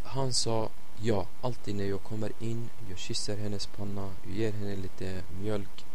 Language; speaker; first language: Swedish; non-native, fluent; Arabic